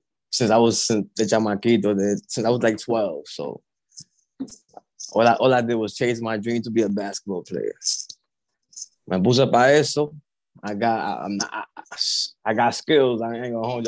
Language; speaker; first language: English; early bilingual, other home language; Spanish